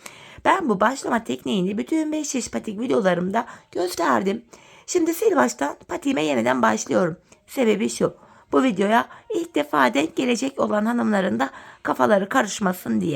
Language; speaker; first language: Turkish; native; Turkish